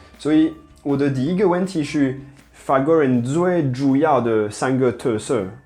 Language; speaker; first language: Chinese; non-native, fluent; French